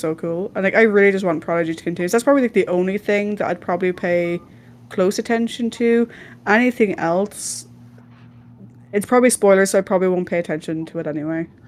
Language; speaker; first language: English; native; English